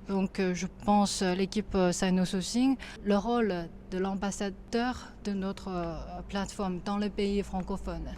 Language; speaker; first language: French; non-native, fluent; Chinese